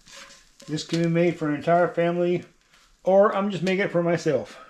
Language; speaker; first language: English; native; English